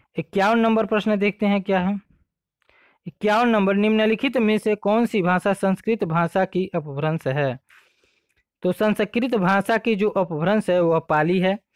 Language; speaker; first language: Hindi; native; Hindi